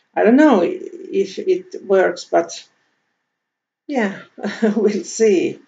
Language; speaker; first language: English; non-native, learner; Finnish